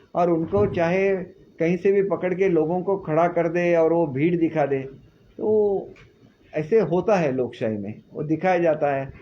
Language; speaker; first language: Hindi; non-native, local second language; Marathi